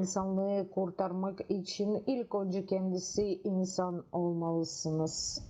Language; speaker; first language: Turkish; non-native, learner; Russian